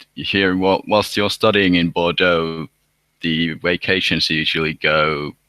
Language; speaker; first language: English; non-native, fluent; Finnish